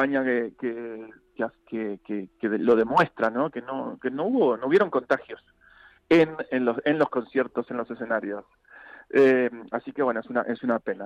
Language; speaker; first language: Spanish; native; Spanish